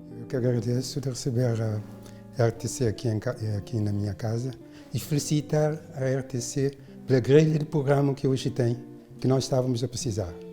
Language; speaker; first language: Portuguese; non-native, local second language; Kabuverdianu